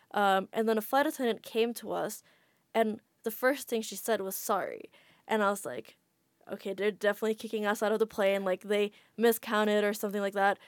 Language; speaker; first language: English; non-native, fluent; Indonesian